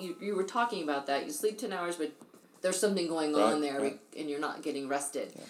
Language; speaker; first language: English; native; English